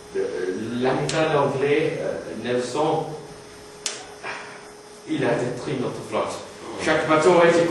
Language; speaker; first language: French; non-native, learner; English